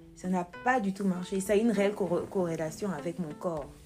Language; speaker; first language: French; native; French